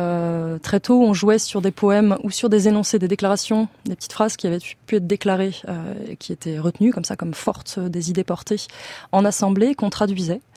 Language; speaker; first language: French; native; French